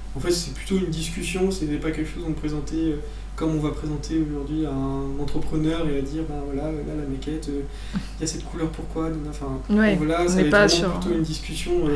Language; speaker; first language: French; native; French